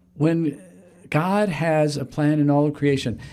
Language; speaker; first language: English; native; English